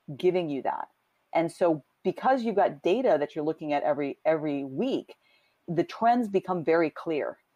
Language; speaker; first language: English; native; English